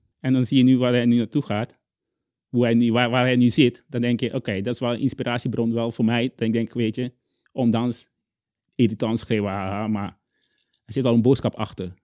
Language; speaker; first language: Dutch; non-native, local second language; Papiamento